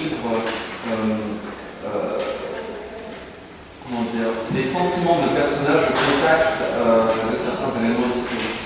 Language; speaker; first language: French; native; French